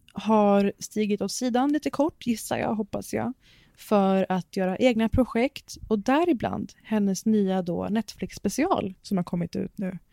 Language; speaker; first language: Swedish; early bilingual, other home language; Persian